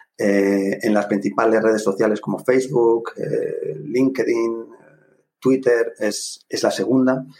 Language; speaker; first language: Spanish; native; Spanish